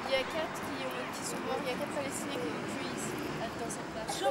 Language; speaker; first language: French; non-native, fluent; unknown